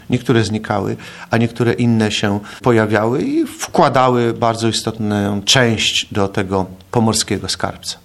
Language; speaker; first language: Polish; native; Polish